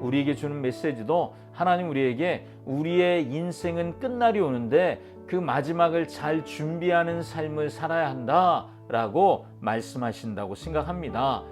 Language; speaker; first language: Korean; native; Korean